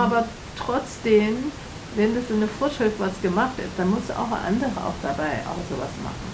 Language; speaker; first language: German; non-native, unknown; Chinese